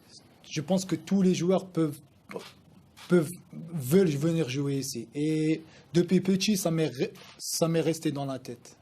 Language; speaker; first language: French; non-native, local second language; Arabic